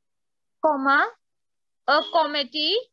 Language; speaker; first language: English; non-native, local second language; Hindi